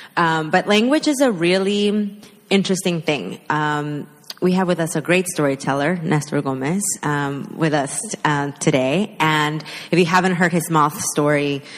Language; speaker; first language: English; early bilingual, other home language; Spanish